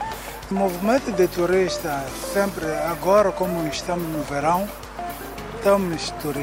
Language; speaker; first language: Portuguese; non-native, local second language; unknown